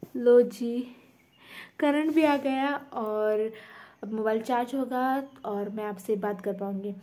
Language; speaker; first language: Hindi; non-native, local second language; Konkani